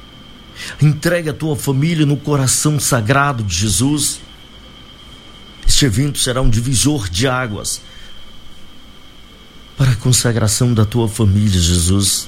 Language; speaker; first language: Portuguese; native; Portuguese